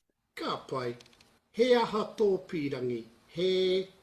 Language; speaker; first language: Māori; non-native, local second language; English